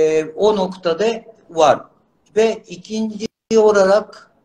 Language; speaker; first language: Turkish; non-native, learner; Japanese